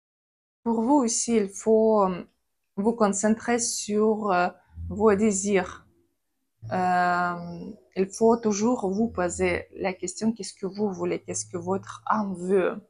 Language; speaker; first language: French; non-native, fluent; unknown